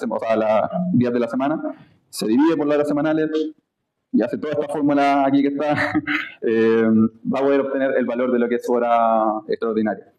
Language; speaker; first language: Spanish; native; Spanish